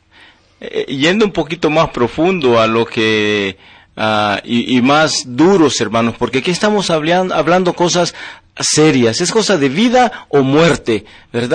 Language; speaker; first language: Spanish; native; Spanish